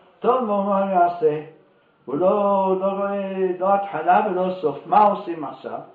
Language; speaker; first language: Hebrew; native; Hebrew